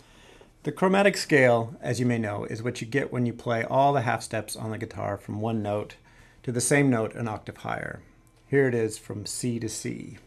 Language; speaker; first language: English; native; English